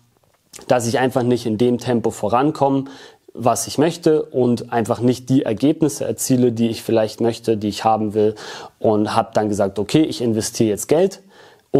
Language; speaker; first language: German; native; German